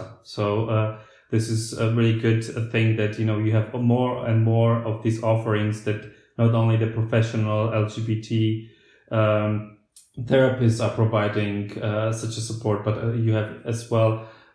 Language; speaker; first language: English; non-native, fluent; Slovak